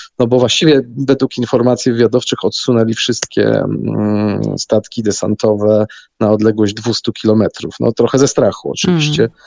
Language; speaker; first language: Polish; native; Polish